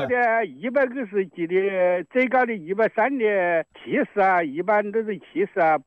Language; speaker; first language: Chinese; native; Chinese